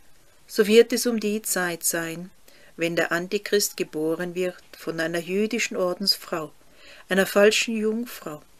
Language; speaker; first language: German; native; German